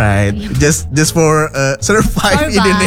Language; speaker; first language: English; non-native, fluent; Indonesian